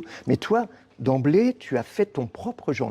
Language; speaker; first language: French; native; French